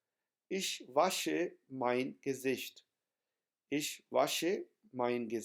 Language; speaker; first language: German; non-native, fluent; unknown